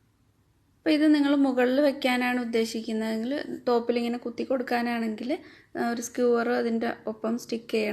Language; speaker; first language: Malayalam; native; Malayalam